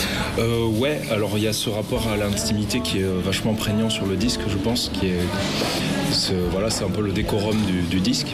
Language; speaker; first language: French; native; French